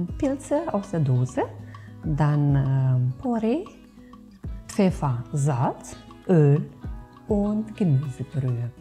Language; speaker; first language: German; non-native, fluent; Romanian